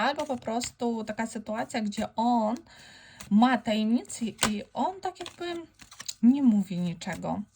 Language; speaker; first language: Polish; non-native, fluent; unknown